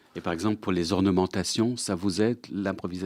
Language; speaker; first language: French; native; French